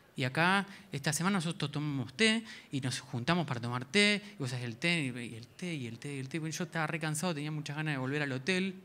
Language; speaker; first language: Spanish; native; Spanish